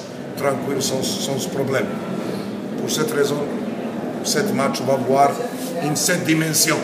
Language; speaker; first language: French; non-native, learner; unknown